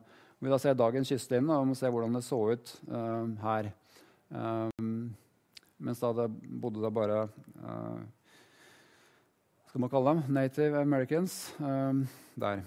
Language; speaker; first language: Norwegian; native; Norwegian